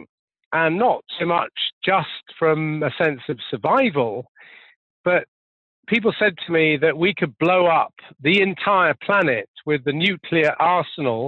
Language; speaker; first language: English; native; English